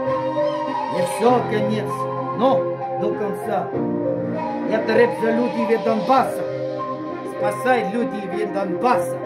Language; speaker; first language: Russian; non-native, learner; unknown